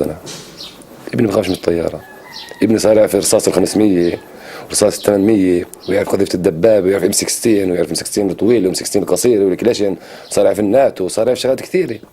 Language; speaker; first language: Arabic; native; Arabic